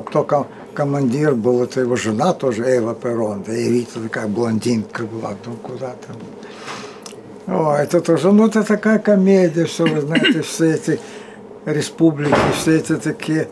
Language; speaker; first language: Russian; early bilingual, heritage; Russian